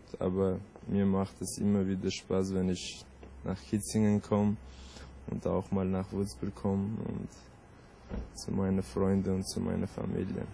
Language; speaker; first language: German; early bilingual, other home language; Armenian